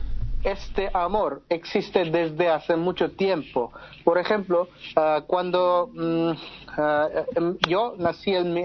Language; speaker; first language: Spanish; non-native, fluent; Bangla